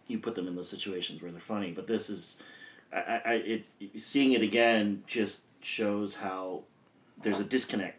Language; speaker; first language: English; native; English